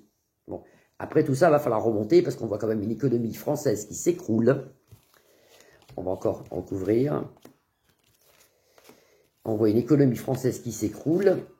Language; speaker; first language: French; native; French